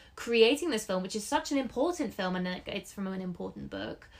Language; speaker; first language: English; native; English